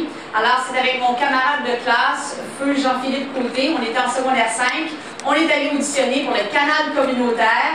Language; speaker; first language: French; native; French